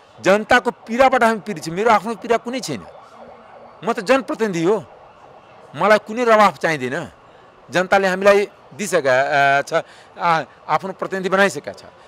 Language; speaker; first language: Nepali; non-native, local second language; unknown